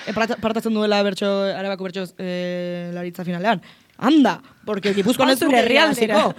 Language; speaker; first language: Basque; non-native, local second language; Spanish